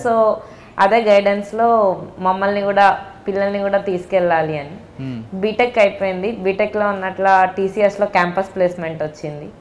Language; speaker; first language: Telugu; native; Telugu